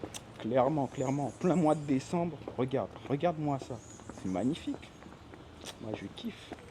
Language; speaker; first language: French; native; French